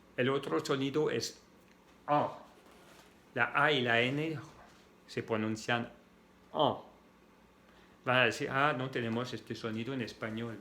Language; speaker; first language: Spanish; non-native, fluent; French